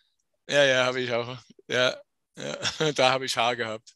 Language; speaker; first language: German; non-native, fluent; English